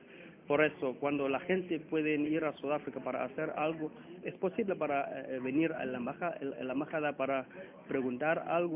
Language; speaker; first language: Spanish; non-native, learner; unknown